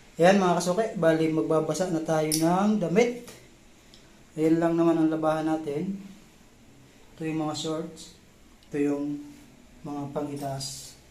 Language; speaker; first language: Filipino; non-native, local second language; Bikol